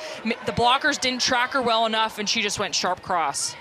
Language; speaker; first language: English; native; English